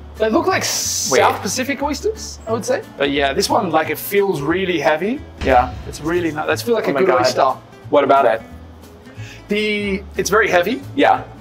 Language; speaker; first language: English; native; English